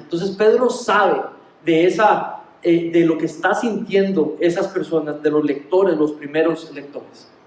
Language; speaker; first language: Spanish; native; Spanish